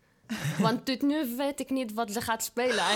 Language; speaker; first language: Dutch; non-native, fluent; Arabic